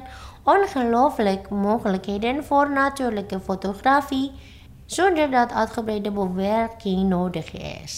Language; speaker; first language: Dutch; non-native, fluent; Indonesian